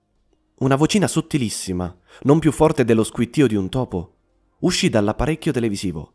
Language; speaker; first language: Italian; native; Italian